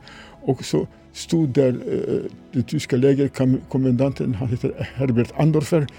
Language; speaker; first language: Swedish; non-native, fluent; Serbian